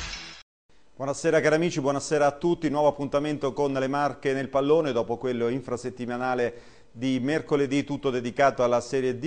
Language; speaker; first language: Italian; native; Italian